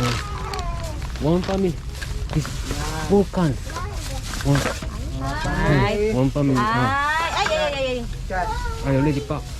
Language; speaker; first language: English; non-native, learner; Korean